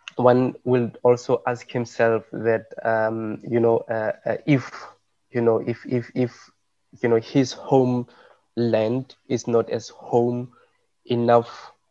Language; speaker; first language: English; non-native, local second language; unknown